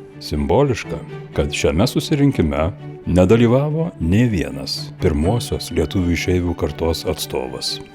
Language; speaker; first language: Lithuanian; native; Lithuanian